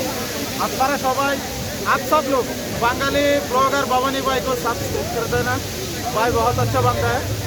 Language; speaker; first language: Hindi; non-native, local second language; Bangla